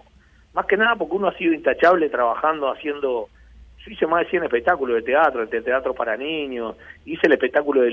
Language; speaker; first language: Spanish; native; Spanish